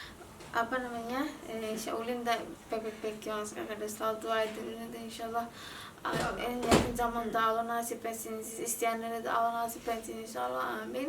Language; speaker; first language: Turkish; non-native, learner; Indonesian